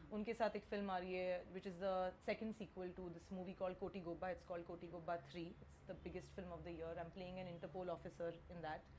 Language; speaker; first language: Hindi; non-native, local second language; Bangla